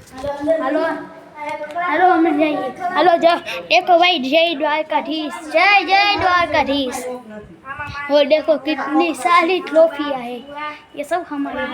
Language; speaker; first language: Hindi; non-native, local second language; Gujarati